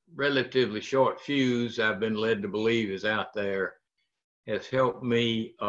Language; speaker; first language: English; native; English